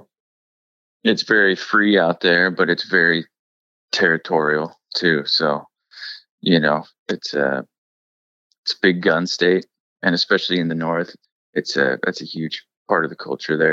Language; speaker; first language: English; native; English